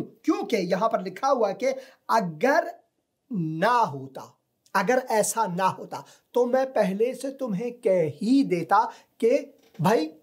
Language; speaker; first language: Hindi; non-native, fluent; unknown